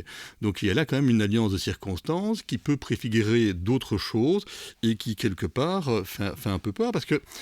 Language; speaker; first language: French; native; French